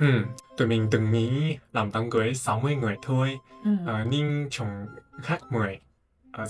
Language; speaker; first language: Vietnamese; non-native, fluent; Chinese